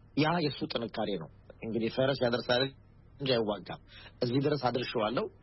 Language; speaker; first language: Amharic; native; Amharic